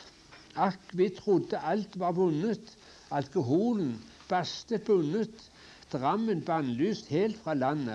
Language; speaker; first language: Norwegian; native; Norwegian